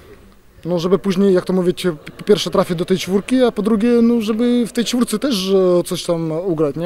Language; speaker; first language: Polish; non-native, local second language; Ukrainian